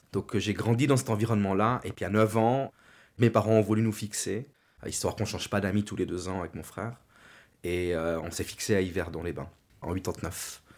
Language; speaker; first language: French; native; French